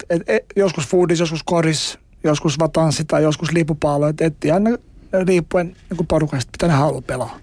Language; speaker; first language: Finnish; non-native, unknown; Albanian